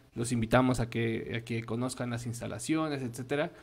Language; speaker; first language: Spanish; native; Spanish